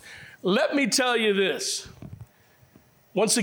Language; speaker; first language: English; native; English